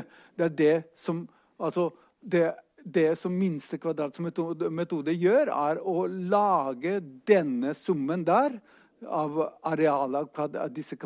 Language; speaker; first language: Norwegian; non-native, fluent; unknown